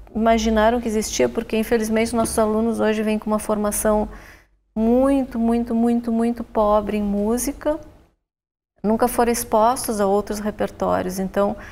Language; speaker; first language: Portuguese; native; Portuguese